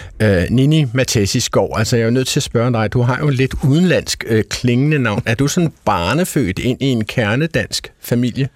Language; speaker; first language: Danish; native; Danish